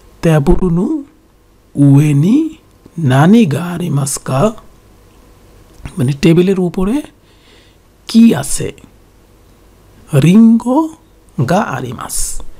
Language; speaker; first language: Japanese; non-native, learner; Bangla